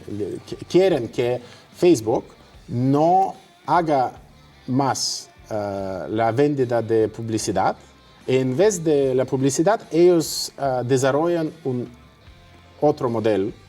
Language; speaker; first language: Spanish; non-native, fluent; Russian